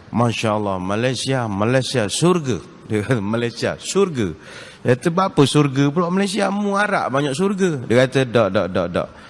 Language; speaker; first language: Malay; native; Malay